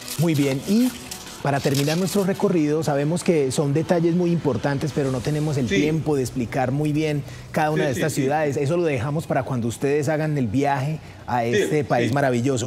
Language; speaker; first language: Spanish; native; Spanish